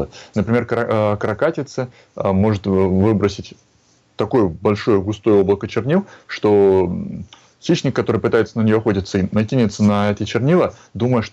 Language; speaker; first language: Russian; native; Russian